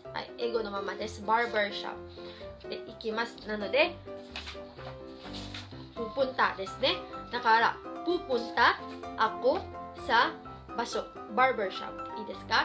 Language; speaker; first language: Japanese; non-native, fluent; Filipino